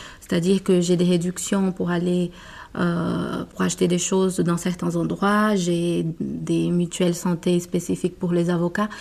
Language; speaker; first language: French; non-native, fluent; Portuguese